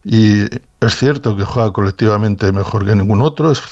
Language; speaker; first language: Spanish; native; Spanish